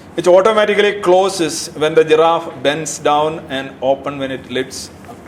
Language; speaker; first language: English; non-native, local second language; Malayalam